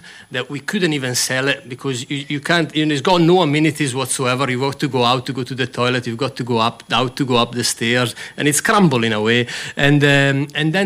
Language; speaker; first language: English; non-native, fluent; Italian